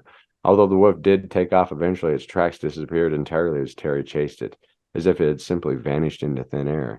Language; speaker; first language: English; native; English